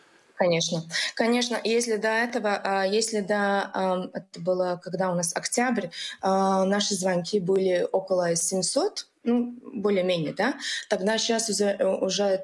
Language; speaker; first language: Russian; non-native, local second language; Latvian